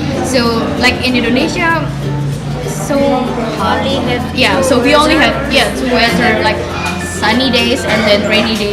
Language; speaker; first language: English; non-native, fluent; Indonesian